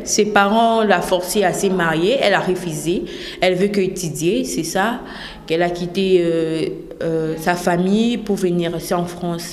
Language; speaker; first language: French; non-native, local second language; Lingala